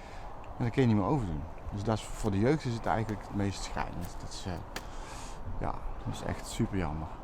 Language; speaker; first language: Dutch; native; Dutch